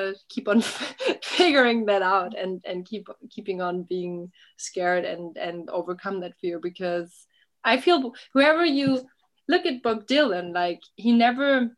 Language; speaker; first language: English; non-native, fluent; German